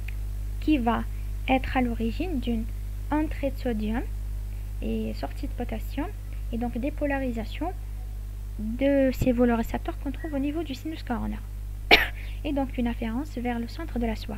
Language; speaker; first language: French; non-native, local second language; Arabic